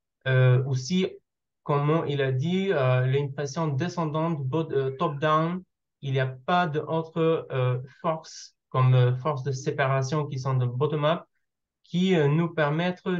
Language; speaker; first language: French; non-native, learner; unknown